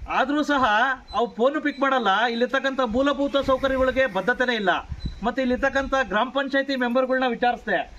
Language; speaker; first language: Kannada; native; Kannada